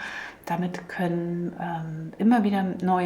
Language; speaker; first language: German; native; German